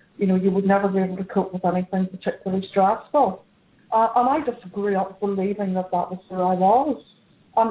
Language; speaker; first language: English; native; English